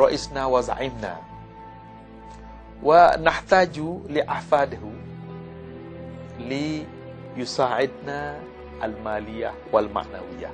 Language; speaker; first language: Arabic; non-native, learner; Malay